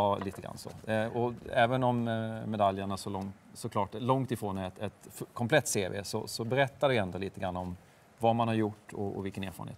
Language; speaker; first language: Swedish; native; Swedish